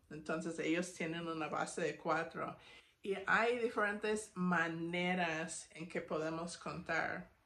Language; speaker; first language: Spanish; non-native, fluent; English